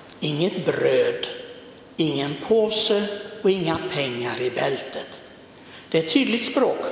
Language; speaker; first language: Swedish; non-native, fluent; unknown